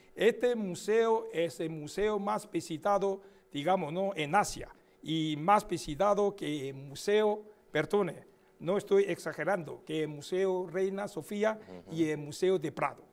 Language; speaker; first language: Spanish; non-native, fluent; Chinese